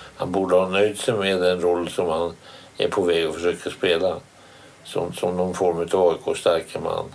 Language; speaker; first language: Swedish; native; Swedish